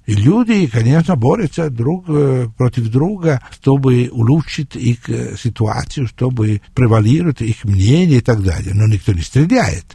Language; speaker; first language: Russian; non-native, fluent; Italian